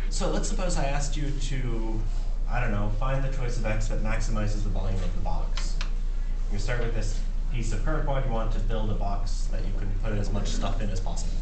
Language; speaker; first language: English; native; English